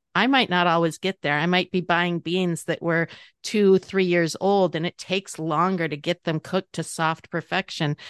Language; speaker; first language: English; native; English